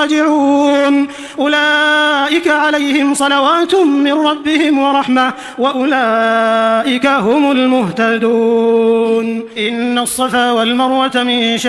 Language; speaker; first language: Arabic; native; Arabic